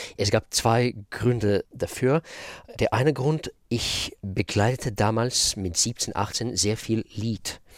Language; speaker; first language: German; non-native, fluent; Russian